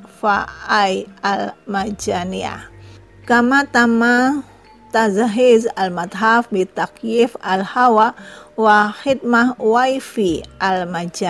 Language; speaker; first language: Arabic; non-native, fluent; Indonesian